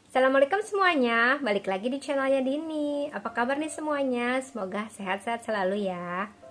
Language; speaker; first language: Indonesian; native; Indonesian